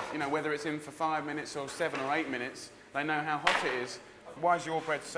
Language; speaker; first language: English; native; English